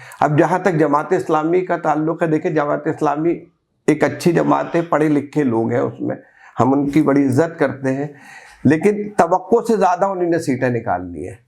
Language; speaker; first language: Urdu; native; Urdu